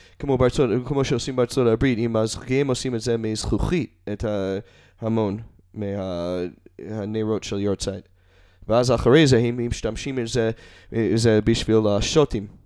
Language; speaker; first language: Hebrew; non-native, learner; English